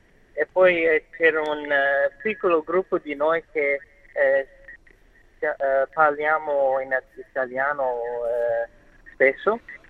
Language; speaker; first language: Italian; non-native, learner; English